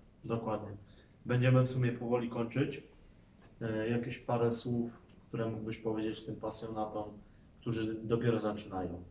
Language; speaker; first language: Polish; native; Polish